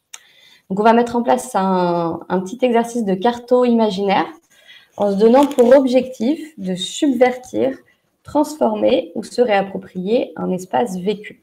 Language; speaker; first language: French; native; French